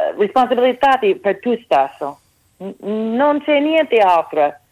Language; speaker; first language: Italian; non-native, learner; English